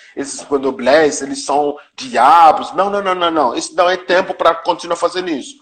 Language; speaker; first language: Portuguese; non-native, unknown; Yoruba